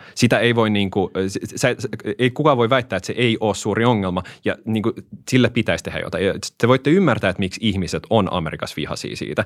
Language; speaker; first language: Finnish; native; Finnish